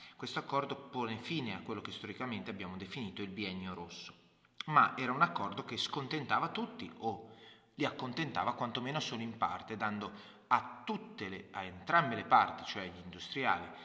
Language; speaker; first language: Italian; native; Italian